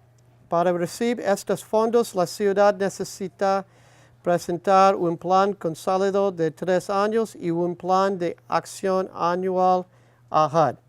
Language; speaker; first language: Spanish; non-native, learner; English